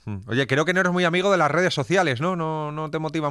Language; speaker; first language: Spanish; native; Spanish